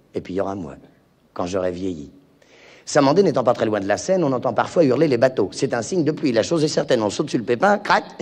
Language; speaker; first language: French; native; French